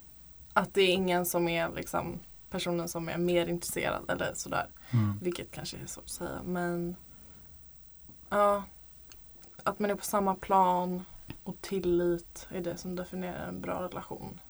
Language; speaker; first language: Swedish; native; Swedish